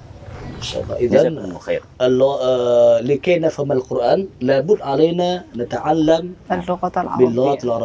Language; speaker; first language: Arabic; non-native, fluent; Indonesian